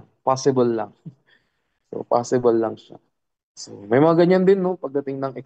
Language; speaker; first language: Filipino; native; Filipino